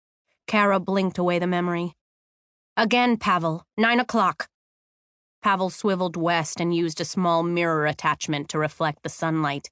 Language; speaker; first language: English; native; English